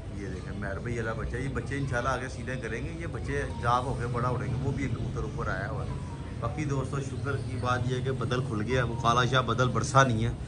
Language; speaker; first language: Urdu; non-native, local second language; Punjabi